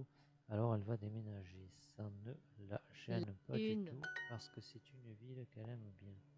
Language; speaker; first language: French; non-native, learner; English